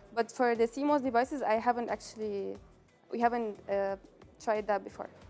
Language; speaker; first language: English; non-native, fluent; Arabic